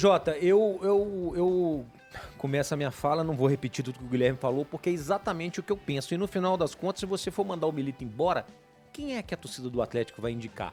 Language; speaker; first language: Portuguese; native; Portuguese